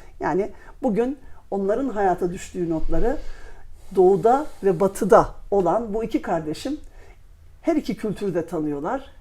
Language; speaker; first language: Turkish; native; Turkish